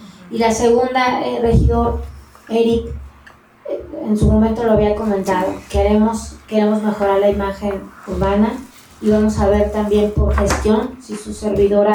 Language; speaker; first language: Spanish; native; Spanish